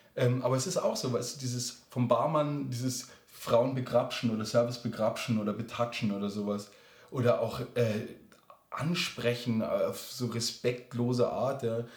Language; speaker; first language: German; native; German